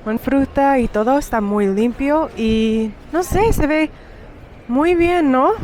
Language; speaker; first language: Spanish; non-native, learner; English